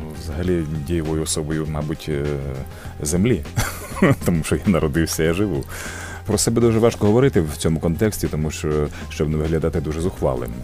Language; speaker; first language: Ukrainian; native; Ukrainian